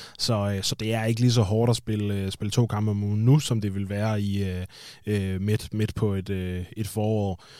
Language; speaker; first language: Danish; native; Danish